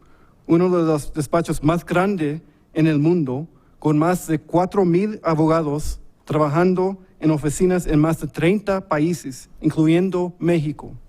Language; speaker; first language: Spanish; early bilingual, heritage; English